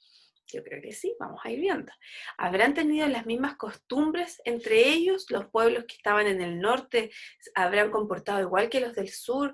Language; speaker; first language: Spanish; native; Spanish